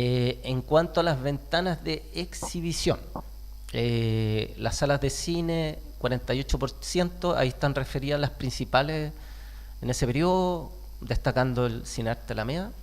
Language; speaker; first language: Spanish; native; Spanish